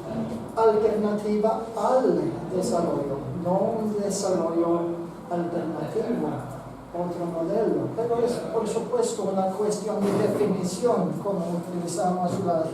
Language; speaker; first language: Spanish; non-native, fluent; Swedish